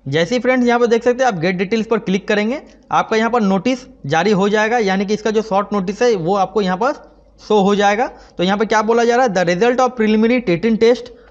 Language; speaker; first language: Hindi; non-native, local second language; Bangla